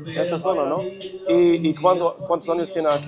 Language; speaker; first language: Spanish; non-native, learner; English